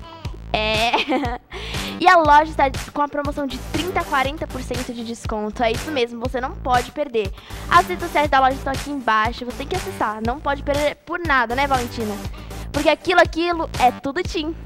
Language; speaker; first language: Portuguese; native; Portuguese